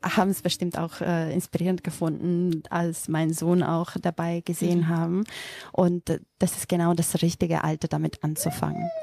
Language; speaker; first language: German; non-native, fluent; Macedonian